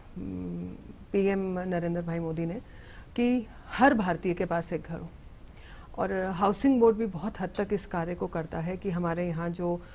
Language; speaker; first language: Hindi; native; Hindi